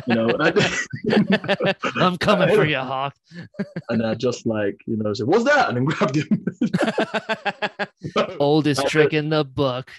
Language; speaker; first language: English; native; English